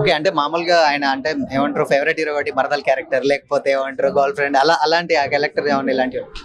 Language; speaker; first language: Telugu; native; Telugu